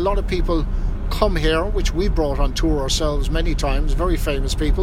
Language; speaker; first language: English; native; English